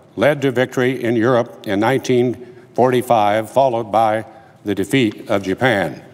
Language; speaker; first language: English; native; English